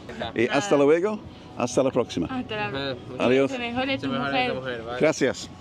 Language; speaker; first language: Spanish; non-native, learner; English